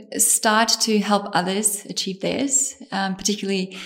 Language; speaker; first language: English; early bilingual, other home language; Bosnian